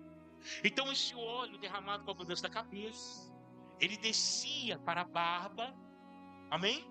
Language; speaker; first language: Portuguese; native; Portuguese